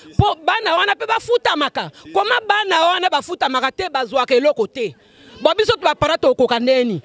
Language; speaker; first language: Lingala; native; Lingala